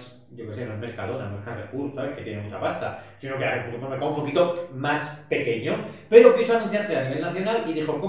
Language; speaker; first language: Spanish; native; Spanish